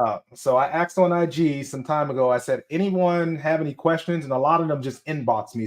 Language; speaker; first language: English; native; English